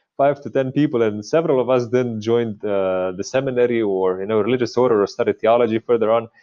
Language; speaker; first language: English; non-native, fluent; Slovenian